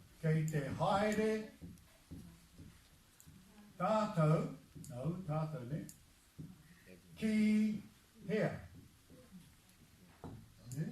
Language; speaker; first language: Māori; non-native, local second language; English